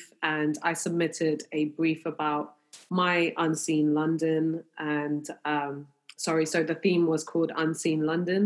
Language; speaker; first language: English; native; English